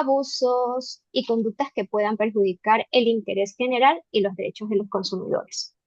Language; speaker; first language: Spanish; native; Spanish